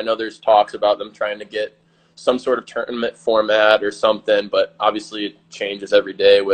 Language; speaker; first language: English; native; English